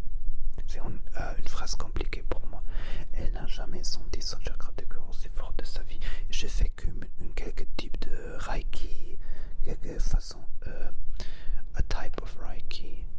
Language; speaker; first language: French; non-native, learner; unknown